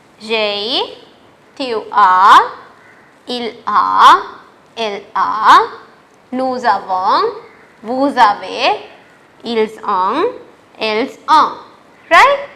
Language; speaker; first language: French; non-native, fluent; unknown